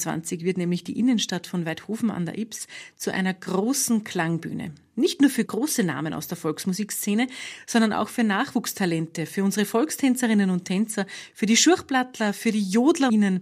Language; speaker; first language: German; native; German